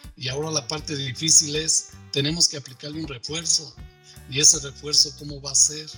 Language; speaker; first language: Spanish; native; Spanish